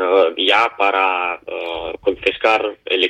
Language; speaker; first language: Spanish; non-native, learner; Ukrainian